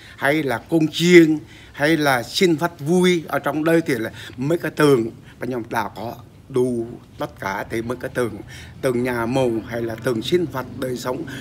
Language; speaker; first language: Vietnamese; non-native, local second language; Jarai